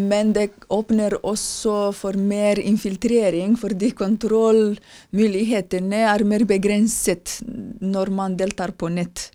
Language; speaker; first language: Norwegian; non-native, fluent; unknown